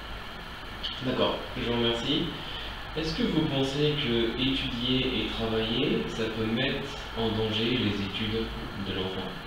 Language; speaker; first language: French; native; French